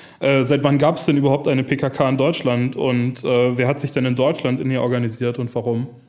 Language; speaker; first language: German; native; German